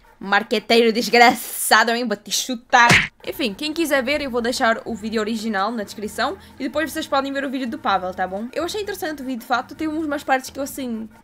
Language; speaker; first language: Portuguese; early bilingual, other home language; Ukrainian